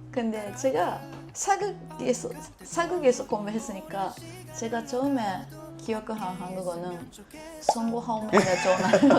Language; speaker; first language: Korean; non-native, fluent; Japanese